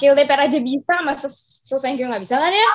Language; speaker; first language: Indonesian; native; Indonesian